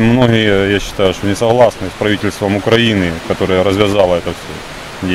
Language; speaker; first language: Russian; native; Russian